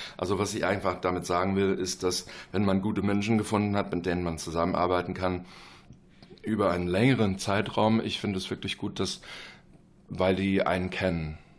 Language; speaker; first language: German; non-native, fluent; English